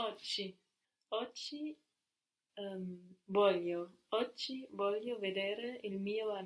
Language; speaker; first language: Italian; non-native, learner; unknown